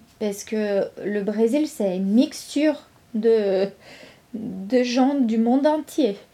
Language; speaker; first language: French; non-native, fluent; Portuguese